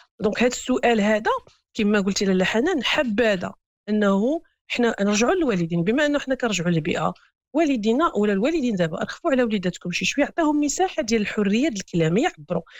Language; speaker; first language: Arabic; native; Arabic